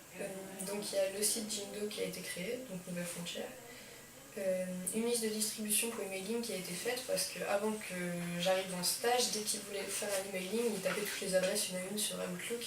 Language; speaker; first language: French; native; French